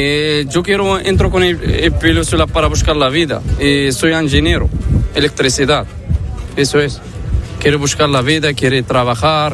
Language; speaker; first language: Spanish; non-native, learner; Arabic